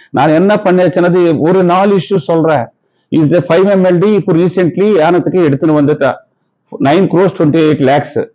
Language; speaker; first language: Tamil; non-native, local second language; Telugu